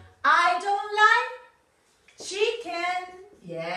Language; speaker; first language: English; non-native, fluent; Spanish